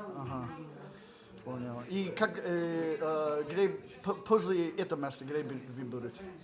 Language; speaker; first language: Russian; non-native, learner; English